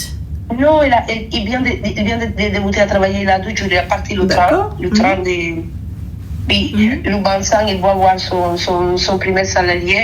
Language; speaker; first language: French; non-native, fluent; Spanish